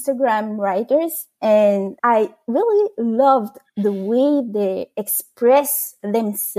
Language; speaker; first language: English; non-native, fluent; French